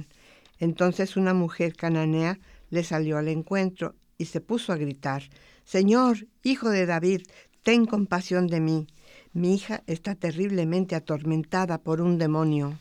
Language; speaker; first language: Spanish; native; Spanish